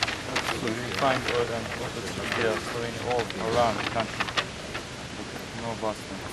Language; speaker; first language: English; non-native, learner; Bosnian